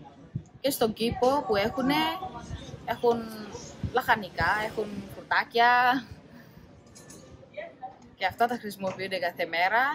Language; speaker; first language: Greek; non-native, fluent; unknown